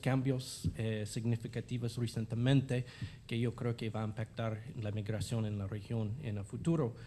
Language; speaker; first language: Spanish; non-native, fluent; English